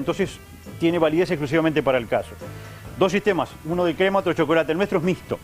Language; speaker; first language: Spanish; native; Spanish